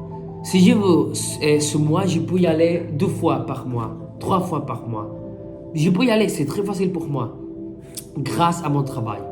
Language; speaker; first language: French; non-native, fluent; Spanish